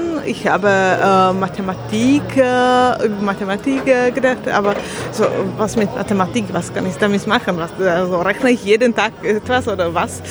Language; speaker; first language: German; non-native, learner; Slovak